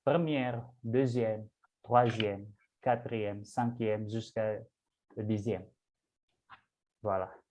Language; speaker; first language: French; non-native, fluent; Indonesian